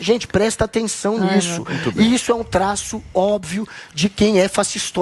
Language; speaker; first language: Portuguese; native; Portuguese